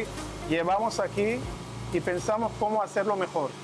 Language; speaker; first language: Spanish; non-native, learner; Hebrew